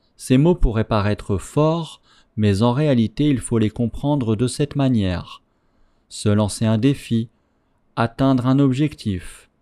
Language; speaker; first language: French; native; French